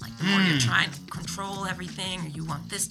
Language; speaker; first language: English; native; English